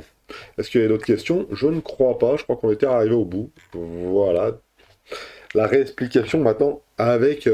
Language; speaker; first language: French; native; French